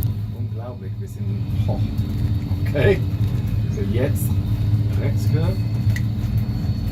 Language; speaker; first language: German; non-native, learner; English